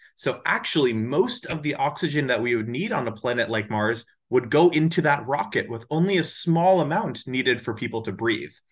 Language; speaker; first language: English; native; English